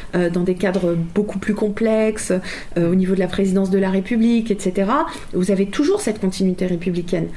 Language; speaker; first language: French; native; French